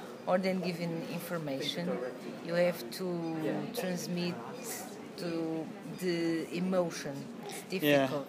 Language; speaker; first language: English; non-native, learner; Portuguese